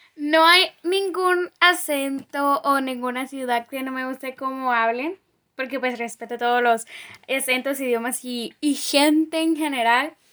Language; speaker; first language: Spanish; native; Spanish